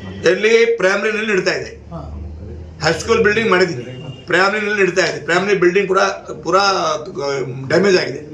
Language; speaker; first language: Kannada; non-native, local second language; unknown